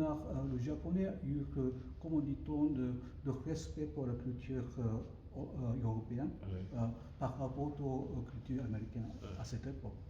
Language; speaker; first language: French; non-native, learner; Japanese